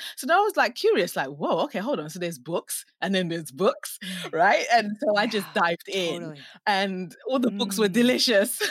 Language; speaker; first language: English; non-native, local second language; Akan